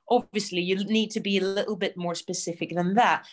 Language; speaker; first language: English; non-native, fluent; Swedish